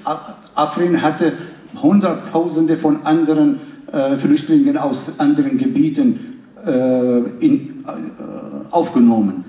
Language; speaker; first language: German; non-native, fluent; Kurdish